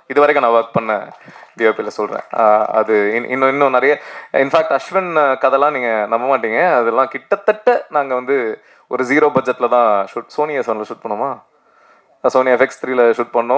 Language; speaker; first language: Tamil; native; Tamil